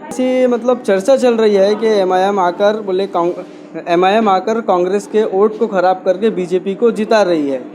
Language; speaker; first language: Hindi; native; Hindi